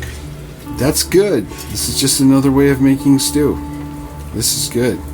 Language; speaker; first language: English; native; English